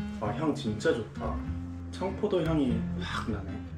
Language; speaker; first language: Korean; native; Korean